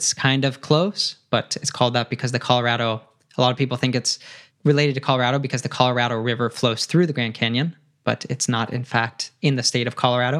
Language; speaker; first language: English; native; English